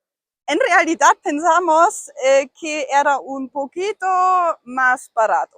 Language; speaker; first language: Spanish; non-native, fluent; German